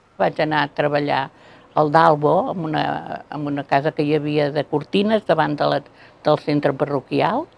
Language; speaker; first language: Catalan; native; Catalan